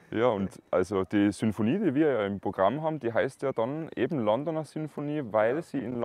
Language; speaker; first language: German; native; German